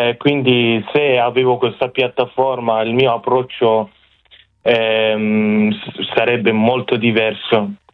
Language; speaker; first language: Italian; non-native, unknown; Persian